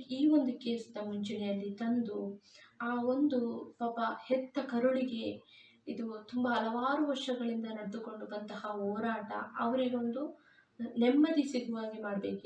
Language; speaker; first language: Kannada; non-native, local second language; Tulu